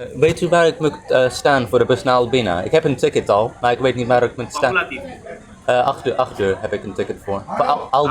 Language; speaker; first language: Dutch; non-native, learner; English